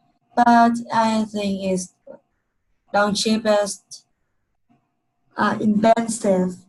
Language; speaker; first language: English; non-native, learner; Vietnamese